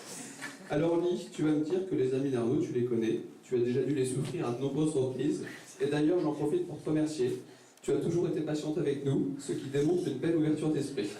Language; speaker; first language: French; native; French